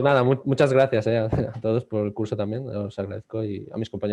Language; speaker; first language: Spanish; native; Spanish